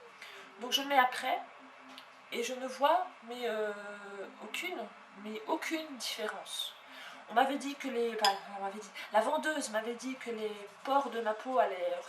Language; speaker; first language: French; native; French